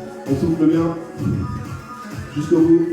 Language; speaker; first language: French; native; French